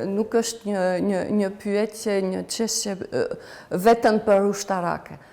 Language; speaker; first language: Albanian; non-native, learner; French